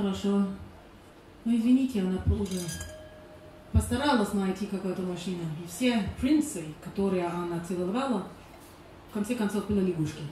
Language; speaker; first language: Russian; non-native, learner; German